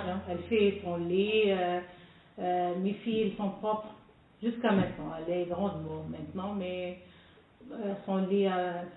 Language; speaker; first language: French; non-native, learner; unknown